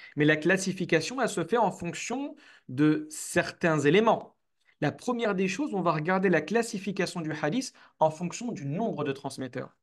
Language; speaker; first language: French; native; French